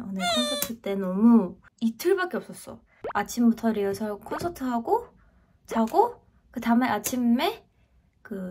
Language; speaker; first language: Korean; non-native, fluent; Thai